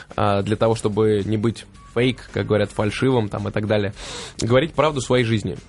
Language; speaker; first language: Russian; native; Russian